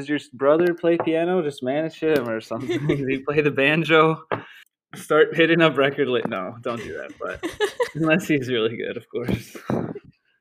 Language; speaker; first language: English; native; English